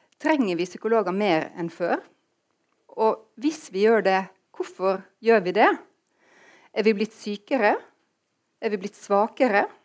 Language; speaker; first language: Norwegian; native; Norwegian